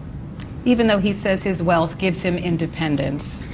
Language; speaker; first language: English; native; English